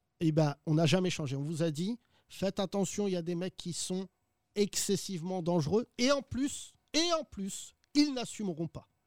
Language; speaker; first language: French; early bilingual, other home language; Arabic